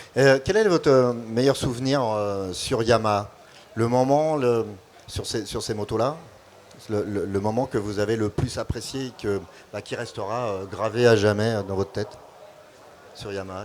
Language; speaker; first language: French; native; French